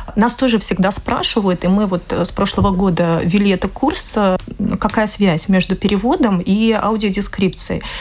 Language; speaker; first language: Russian; native; Russian